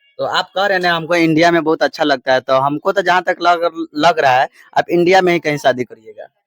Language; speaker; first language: Hindi; native; Hindi